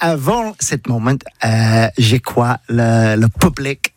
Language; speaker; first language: French; non-native, learner; English